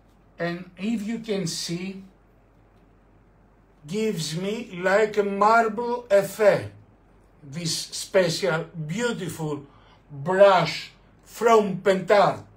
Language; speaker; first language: English; non-native, fluent; Greek